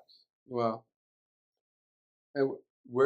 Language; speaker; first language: English; native; English